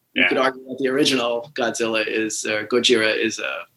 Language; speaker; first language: English; native; English